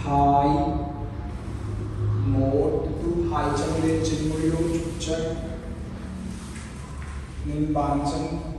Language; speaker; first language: Vietnamese; non-native, learner; Hindi